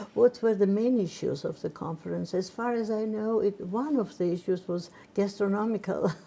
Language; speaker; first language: English; non-native, fluent; Georgian